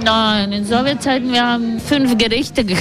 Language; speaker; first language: German; non-native, learner; Latvian